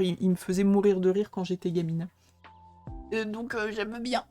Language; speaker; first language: French; native; French